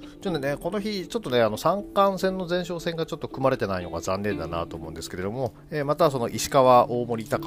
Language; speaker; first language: Japanese; native; Japanese